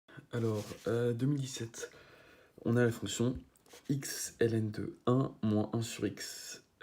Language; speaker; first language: French; native; French